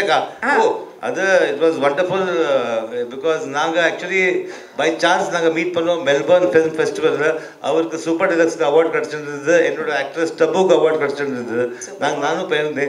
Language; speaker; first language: Tamil; early bilingual, heritage; Tamil